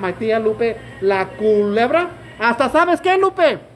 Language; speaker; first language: Spanish; early bilingual, other home language; English